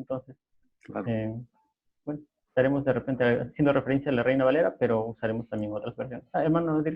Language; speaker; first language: Spanish; native; Spanish